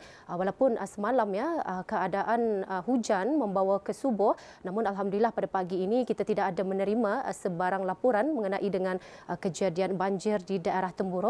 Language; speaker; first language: Malay; native; Malay